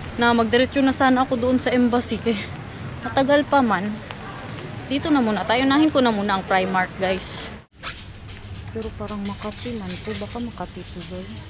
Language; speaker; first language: Filipino; non-native, local second language; Cebuano